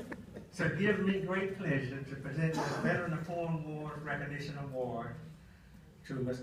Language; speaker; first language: English; native; English